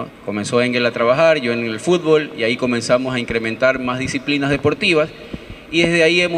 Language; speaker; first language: Spanish; native; Spanish